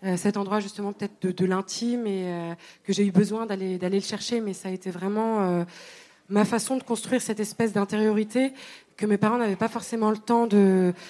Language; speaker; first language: French; non-native, local second language; Arabic